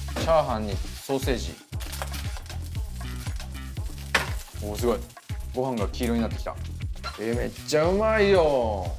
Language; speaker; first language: Japanese; native; Japanese